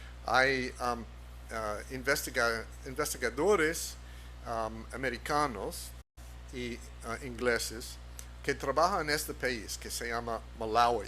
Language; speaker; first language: Spanish; non-native, fluent; English